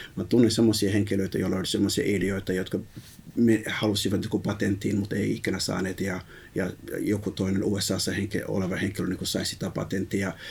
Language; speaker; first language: Finnish; early bilingual, other home language; Somali